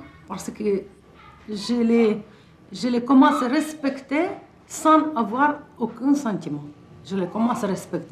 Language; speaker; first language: French; non-native, fluent; Russian